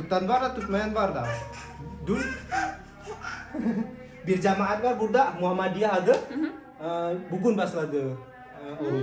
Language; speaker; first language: Turkish; non-native, learner; Indonesian